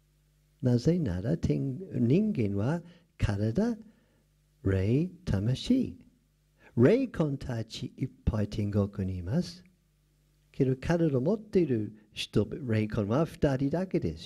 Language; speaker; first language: Japanese; non-native, fluent; English